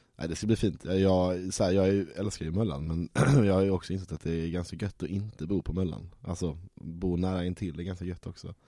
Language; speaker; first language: Swedish; native; Swedish